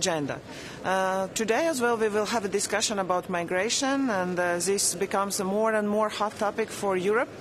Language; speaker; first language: English; non-native, fluent; Latvian